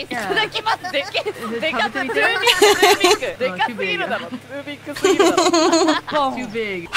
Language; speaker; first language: Japanese; native; Japanese